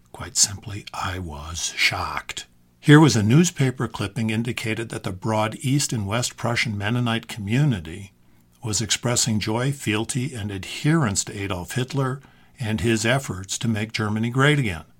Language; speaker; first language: English; native; English